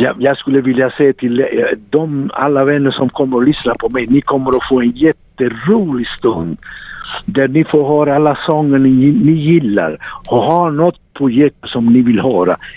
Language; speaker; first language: Swedish; non-native, fluent; Italian